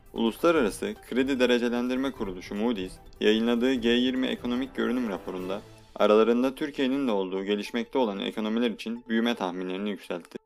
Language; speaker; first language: Turkish; native; Turkish